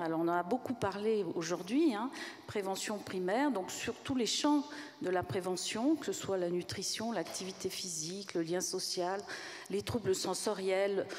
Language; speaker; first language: French; native; French